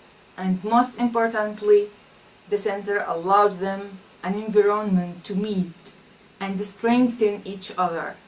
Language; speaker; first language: English; non-native, fluent; Arabic